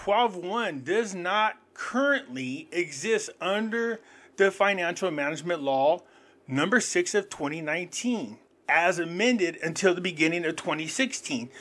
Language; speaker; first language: English; native; English